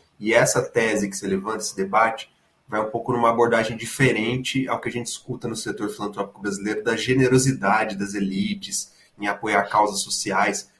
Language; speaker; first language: Portuguese; native; Portuguese